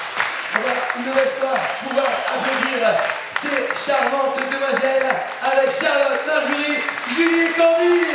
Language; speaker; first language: French; native; French